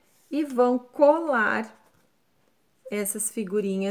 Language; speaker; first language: Portuguese; native; Portuguese